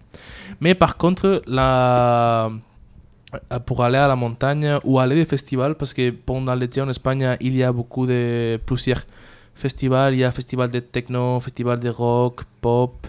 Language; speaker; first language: French; non-native, learner; Spanish